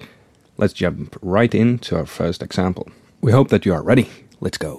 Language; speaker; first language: English; non-native, fluent; Swedish